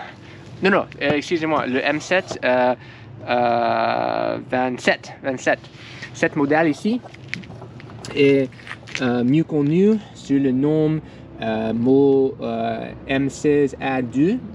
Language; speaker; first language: French; non-native, learner; English